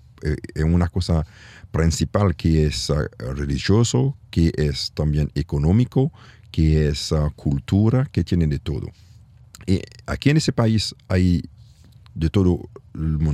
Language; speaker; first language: Spanish; non-native, learner; French